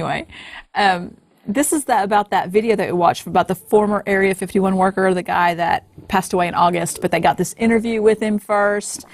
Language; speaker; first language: English; native; English